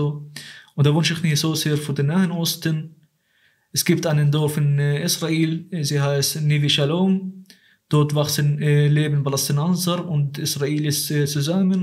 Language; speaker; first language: German; non-native, fluent; Arabic